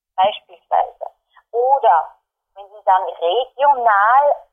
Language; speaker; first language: German; native; German